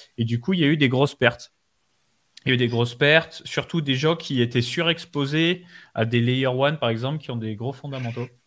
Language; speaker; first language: French; native; French